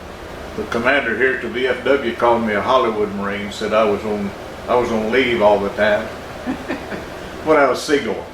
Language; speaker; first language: English; native; English